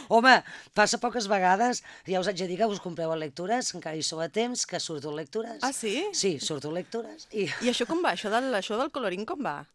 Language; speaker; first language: Catalan; native; Catalan